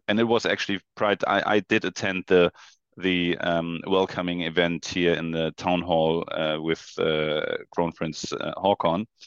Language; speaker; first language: English; non-native, fluent; German